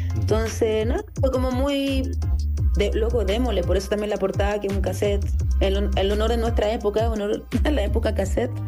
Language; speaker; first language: Spanish; early bilingual, heritage; Spanish